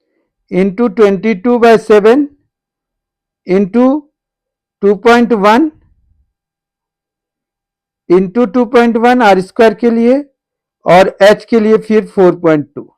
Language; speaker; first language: Hindi; native; Hindi